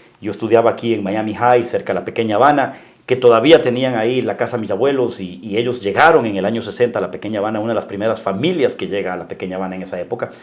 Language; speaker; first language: Spanish; native; Spanish